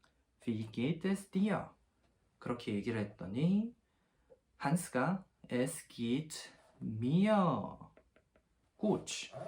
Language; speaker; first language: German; non-native, fluent; Korean